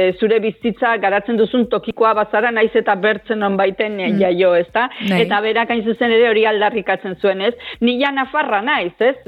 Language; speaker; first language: Basque; native; Basque